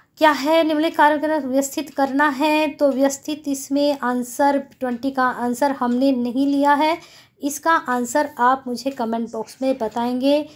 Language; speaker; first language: Hindi; native; Hindi